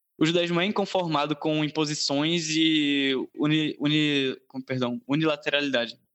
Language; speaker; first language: Portuguese; native; Portuguese